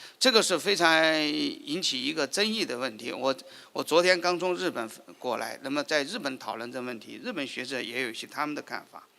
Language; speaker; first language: Chinese; native; Chinese